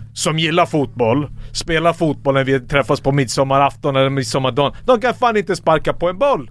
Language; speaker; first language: Swedish; early bilingual, other home language; Serbian